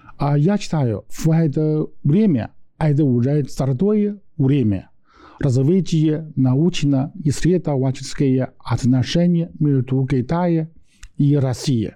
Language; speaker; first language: Russian; non-native, learner; Chinese